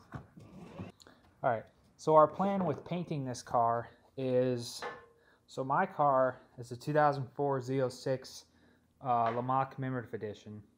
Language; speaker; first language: English; native; English